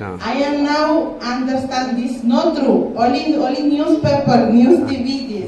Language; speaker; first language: English; non-native, learner; Spanish